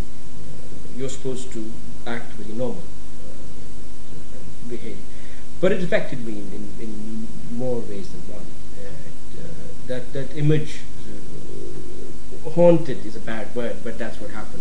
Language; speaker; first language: English; non-native, local second language; Kashmiri